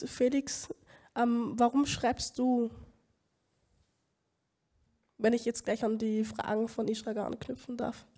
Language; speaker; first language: German; native; German